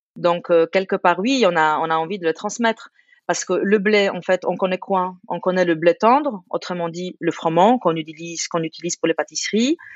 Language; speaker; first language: French; non-native, fluent; Polish